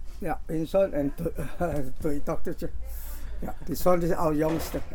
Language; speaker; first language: Dutch; non-native, learner; Chinese